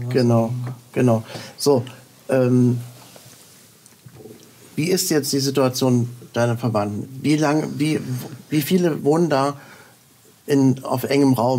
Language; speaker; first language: German; native; German